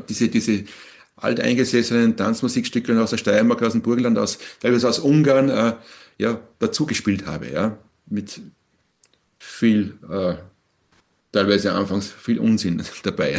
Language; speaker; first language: German; native; German